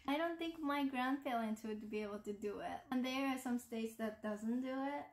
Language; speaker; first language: English; non-native, fluent; Japanese